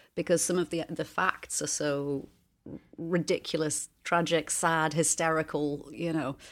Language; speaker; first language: English; native; English